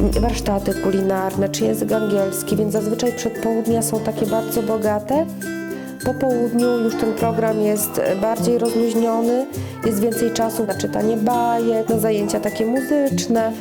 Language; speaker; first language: Polish; native; Polish